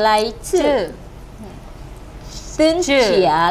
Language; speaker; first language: Chinese; non-native, learner; Malay